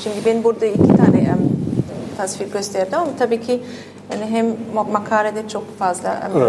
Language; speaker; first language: Turkish; non-native, fluent; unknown